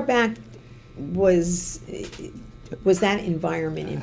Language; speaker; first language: English; native; English